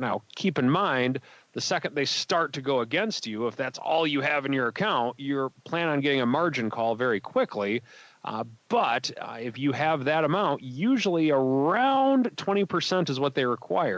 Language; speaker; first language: English; native; English